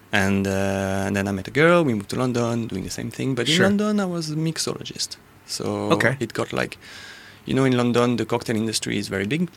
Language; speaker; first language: English; non-native, fluent; French